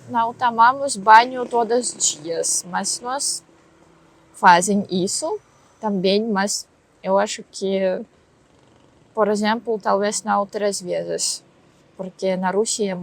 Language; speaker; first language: Portuguese; non-native, learner; Russian